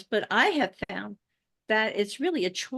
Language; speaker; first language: English; native; English